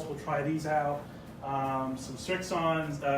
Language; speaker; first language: English; native; English